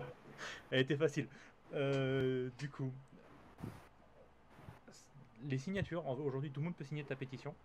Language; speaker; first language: French; native; French